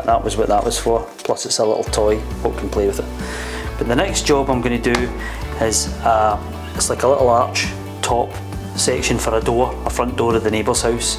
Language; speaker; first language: English; native; English